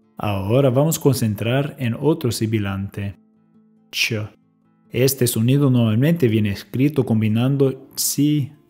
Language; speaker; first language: Spanish; non-native, fluent; English